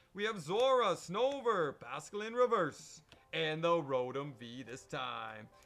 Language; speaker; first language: English; native; English